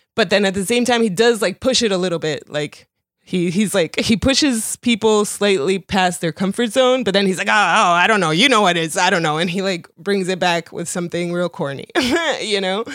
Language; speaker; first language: English; early bilingual, other home language; Spanish